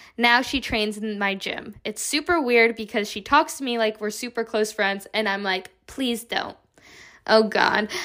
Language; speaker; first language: English; native; English